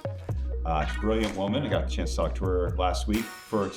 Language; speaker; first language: English; native; English